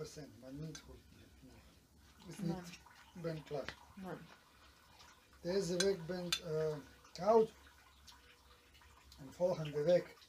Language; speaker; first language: Dutch; non-native, learner; Serbian